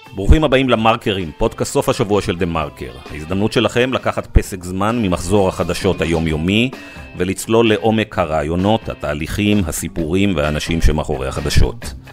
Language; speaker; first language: Hebrew; native; Hebrew